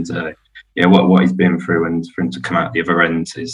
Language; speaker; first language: English; native; English